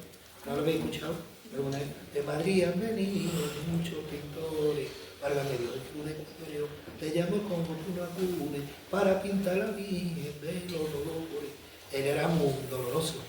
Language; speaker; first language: Spanish; native; Spanish